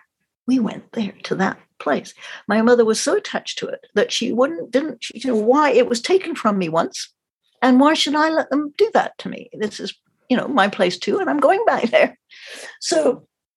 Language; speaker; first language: English; native; English